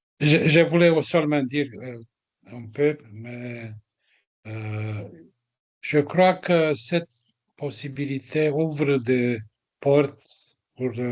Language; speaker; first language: French; non-native, fluent; Romanian